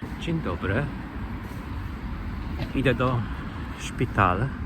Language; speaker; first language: Polish; non-native, learner; Hungarian